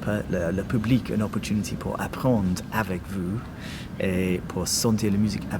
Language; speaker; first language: French; non-native, learner; English